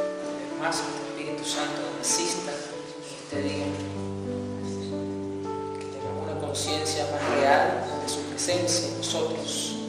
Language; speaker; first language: Spanish; native; Spanish